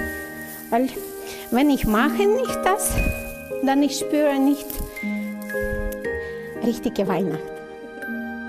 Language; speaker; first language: German; non-native, learner; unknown